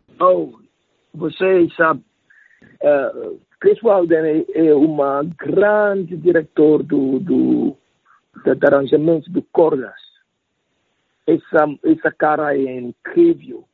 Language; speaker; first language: Portuguese; non-native, learner; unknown